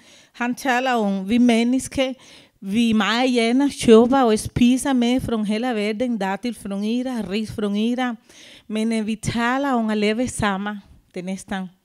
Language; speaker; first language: Danish; non-native, learner; Spanish